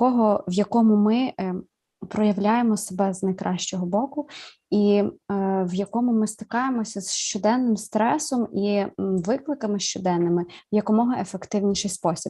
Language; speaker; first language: Ukrainian; native; Ukrainian